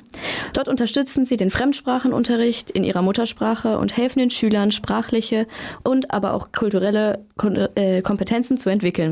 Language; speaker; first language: German; native; German